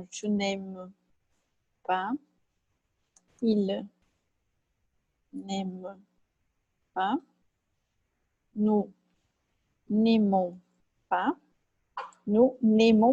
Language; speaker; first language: French; non-native, fluent; Portuguese